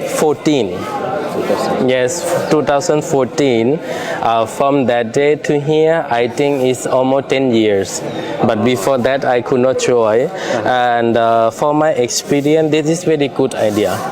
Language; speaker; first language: English; non-native, fluent; Lao